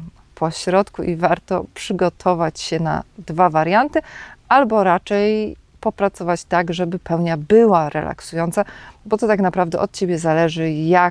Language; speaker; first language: Polish; native; Polish